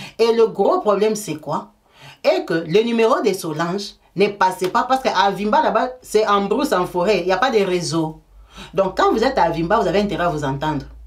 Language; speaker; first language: French; native; French